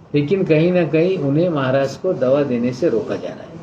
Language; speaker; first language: Hindi; non-native, local second language; Marathi